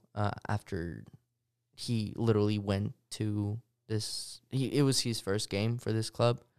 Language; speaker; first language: English; early bilingual, other home language; Russian